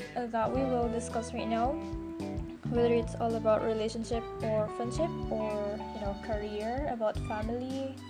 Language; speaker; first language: English; non-native, local second language; Cebuano